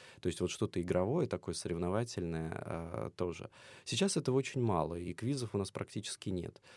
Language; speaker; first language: Russian; native; Russian